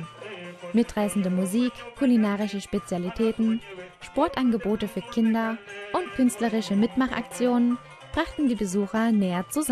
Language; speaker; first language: German; native; German